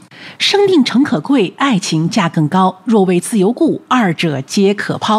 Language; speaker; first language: Chinese; native; Chinese